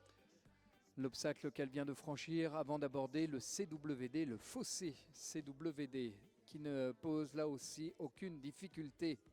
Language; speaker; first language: French; native; French